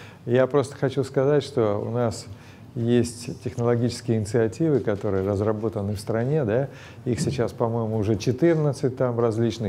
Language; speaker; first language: Russian; native; Russian